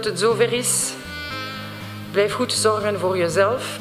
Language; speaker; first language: Dutch; non-native, local second language; French